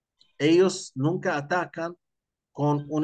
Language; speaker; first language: Spanish; non-native, fluent; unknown